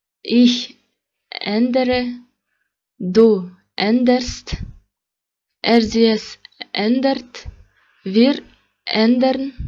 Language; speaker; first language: German; non-native, learner; Kyrgyz